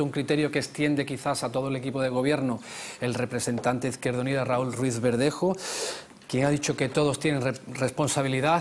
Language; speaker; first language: Spanish; native; Spanish